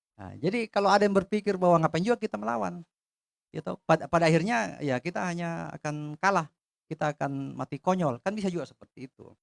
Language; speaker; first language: Indonesian; native; Indonesian